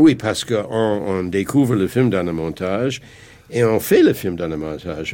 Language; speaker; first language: French; non-native, fluent; English